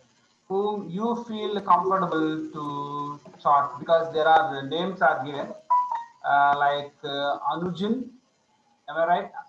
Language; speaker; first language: English; non-native, local second language; Telugu